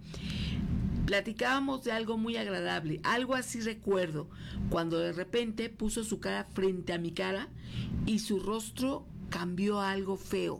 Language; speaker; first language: Spanish; native; Spanish